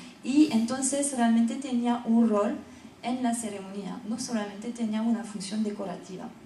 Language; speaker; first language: Spanish; non-native, fluent; French